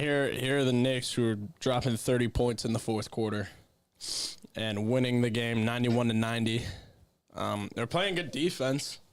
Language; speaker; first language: English; native; English